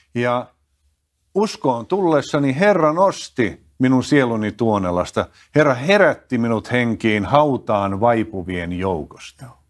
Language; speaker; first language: Finnish; native; Finnish